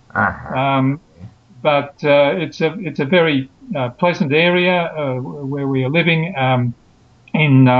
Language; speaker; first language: English; native; English